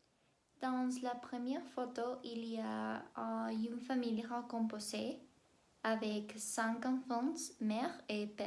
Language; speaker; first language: French; non-native, learner; Spanish